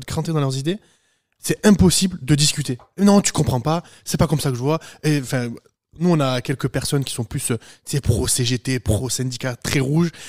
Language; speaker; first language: French; native; French